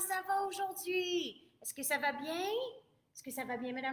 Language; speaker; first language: French; non-native, fluent; English